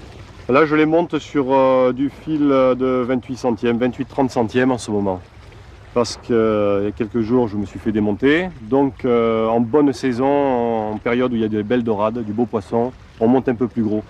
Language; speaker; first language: French; native; French